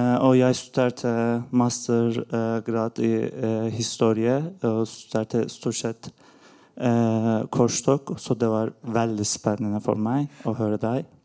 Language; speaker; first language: Norwegian; non-native, learner; Turkish